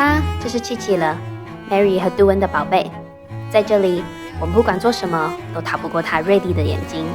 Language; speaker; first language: Chinese; native; Chinese